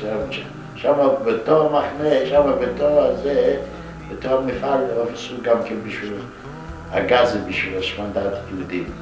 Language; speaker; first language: Hebrew; non-native, fluent; Yiddish